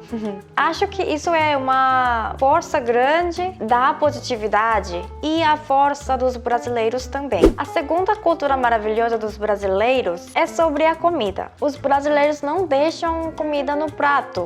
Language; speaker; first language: Portuguese; non-native, fluent; Korean